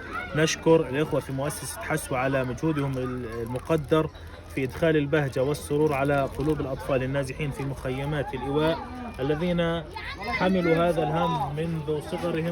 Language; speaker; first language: Arabic; native; Arabic